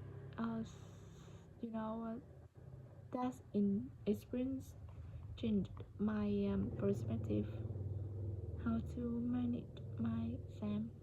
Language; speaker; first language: English; non-native, learner; Vietnamese